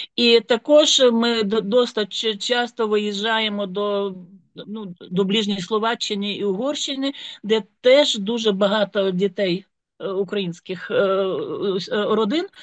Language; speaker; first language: Ukrainian; native; Ukrainian